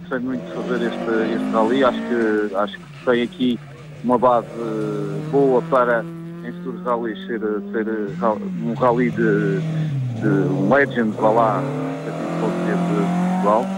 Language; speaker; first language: Portuguese; native; Portuguese